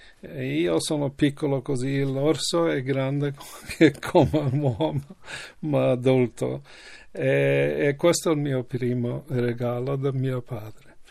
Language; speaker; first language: Italian; non-native, learner; Norwegian